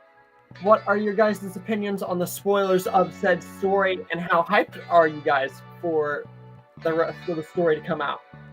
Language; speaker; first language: English; native; English